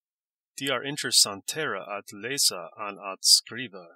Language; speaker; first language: Swedish; non-native, learner; English